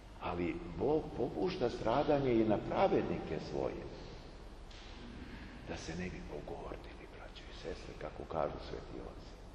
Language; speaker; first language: Serbian; native; Serbian